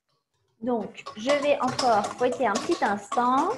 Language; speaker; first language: French; native; French